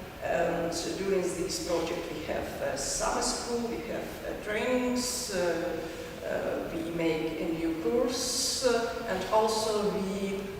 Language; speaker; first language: English; non-native, learner; Ukrainian